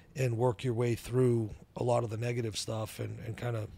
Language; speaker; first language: English; native; English